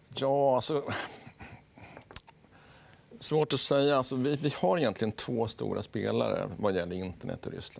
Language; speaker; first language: Swedish; native; Swedish